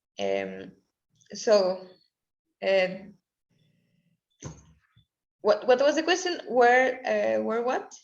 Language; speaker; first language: English; non-native, learner; Spanish